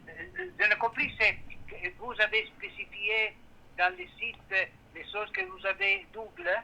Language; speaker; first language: French; non-native, learner; Italian